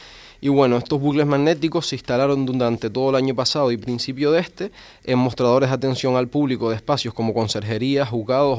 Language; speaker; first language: Spanish; native; Spanish